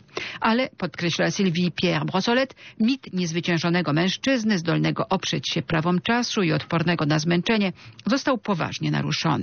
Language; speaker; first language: Polish; native; Polish